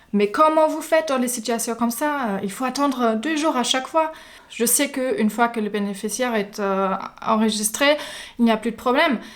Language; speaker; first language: French; non-native, fluent; German